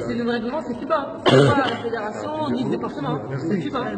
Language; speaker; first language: French; native; French